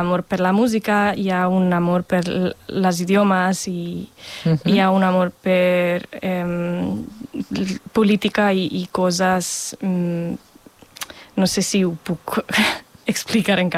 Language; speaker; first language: Catalan; non-native, fluent; German